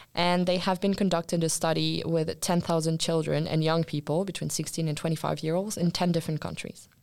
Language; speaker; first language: English; non-native, fluent; French